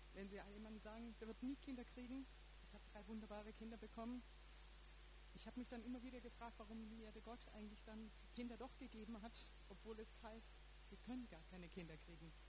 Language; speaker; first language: German; non-native, fluent; Croatian